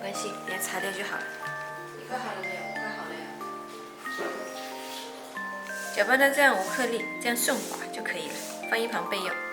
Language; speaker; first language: Chinese; native; Chinese